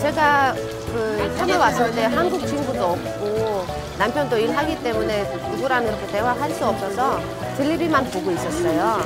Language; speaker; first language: Korean; non-native, fluent; Russian